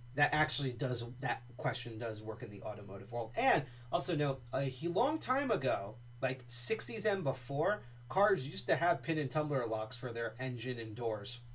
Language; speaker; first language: English; native; English